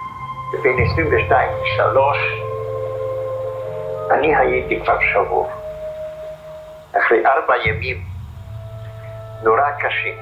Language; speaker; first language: Hebrew; non-native, fluent; Polish